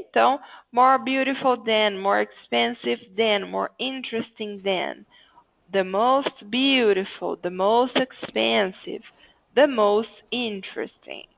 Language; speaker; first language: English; non-native, fluent; Portuguese